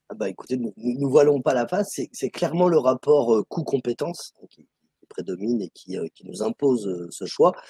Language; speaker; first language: French; native; French